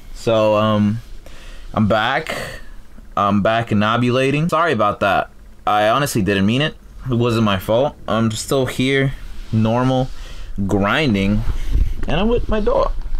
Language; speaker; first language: English; early bilingual, other home language; Spanish